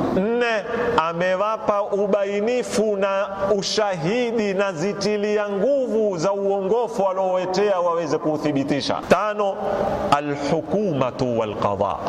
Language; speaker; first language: Swahili; native; Swahili